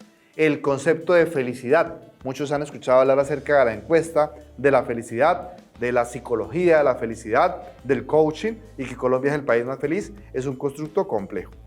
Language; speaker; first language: Spanish; native; Spanish